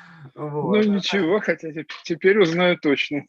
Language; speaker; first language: Russian; native; Russian